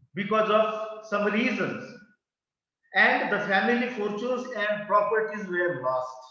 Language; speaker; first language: English; non-native, local second language; Marathi